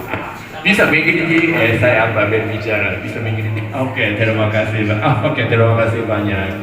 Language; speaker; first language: Indonesian; non-native, learner; Japanese